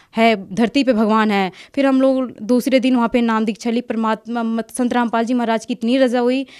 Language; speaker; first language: Hindi; native; Hindi